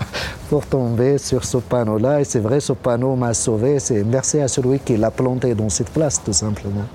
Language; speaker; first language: French; non-native, local second language; Arabic